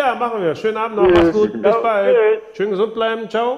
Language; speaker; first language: German; native; German